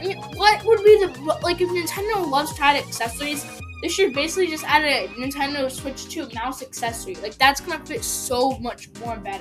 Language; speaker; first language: English; native; English